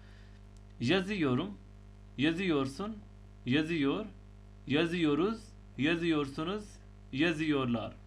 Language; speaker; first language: Turkish; non-native, fluent; Urdu